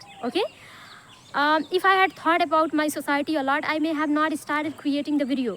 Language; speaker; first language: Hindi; non-native, local second language; Bhojpuri